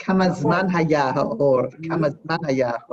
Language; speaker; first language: Hebrew; non-native, learner; English